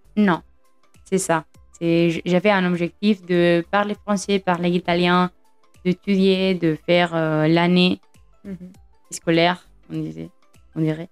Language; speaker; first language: French; non-native, fluent; Spanish